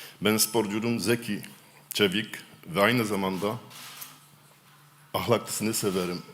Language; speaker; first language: Turkish; non-native, learner; Polish